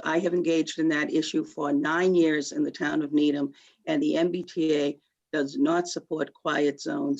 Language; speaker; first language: English; native; English